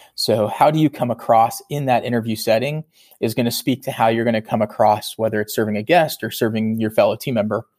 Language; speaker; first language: English; native; English